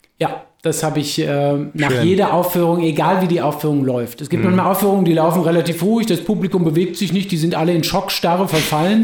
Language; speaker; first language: German; native; German